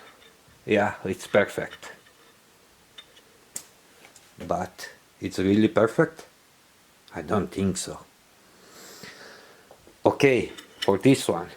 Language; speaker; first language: English; non-native, learner; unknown